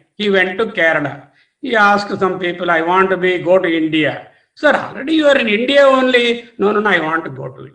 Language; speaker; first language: English; non-native, local second language; Telugu